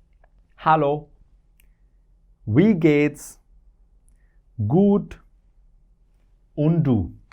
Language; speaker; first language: German; non-native, fluent; Hindi